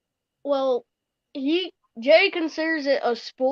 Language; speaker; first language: English; native; English